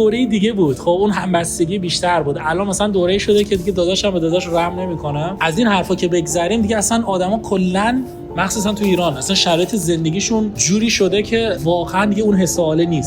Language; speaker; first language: Persian; native; Persian